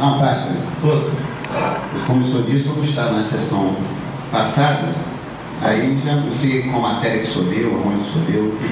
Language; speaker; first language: Portuguese; native; Portuguese